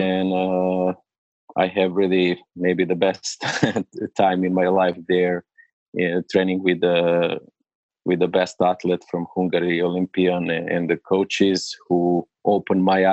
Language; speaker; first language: English; non-native, learner; Serbian